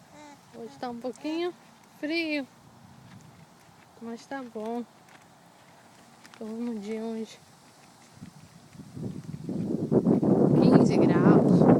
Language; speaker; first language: Portuguese; early bilingual, heritage; Portuguese